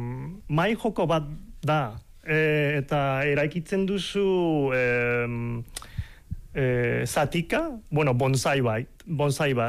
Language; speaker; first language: Basque; non-native, local second language; Spanish